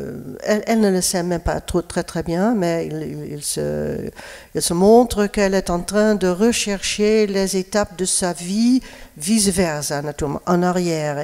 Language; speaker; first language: French; non-native, fluent; Dutch